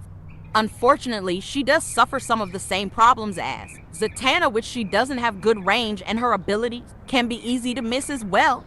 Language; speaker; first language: English; native; English